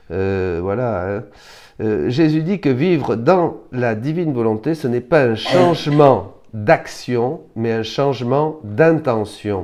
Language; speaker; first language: French; native; French